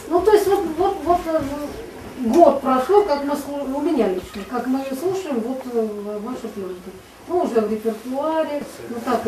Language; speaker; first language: Russian; native; Russian